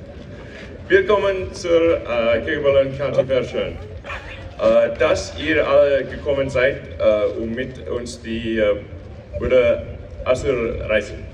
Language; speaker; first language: German; non-native, learner; English